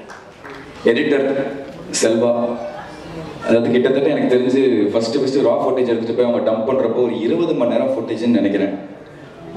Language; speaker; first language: Tamil; native; Tamil